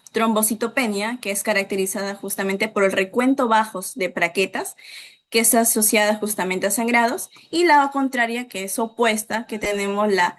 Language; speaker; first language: Spanish; native; Spanish